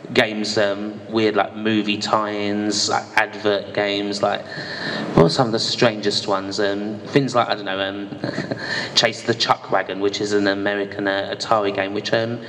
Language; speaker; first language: English; native; English